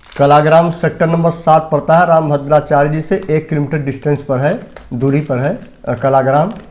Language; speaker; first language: Hindi; native; Hindi